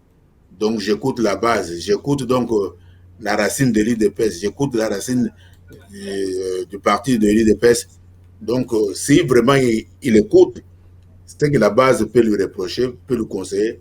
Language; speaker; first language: French; non-native, local second language; Lingala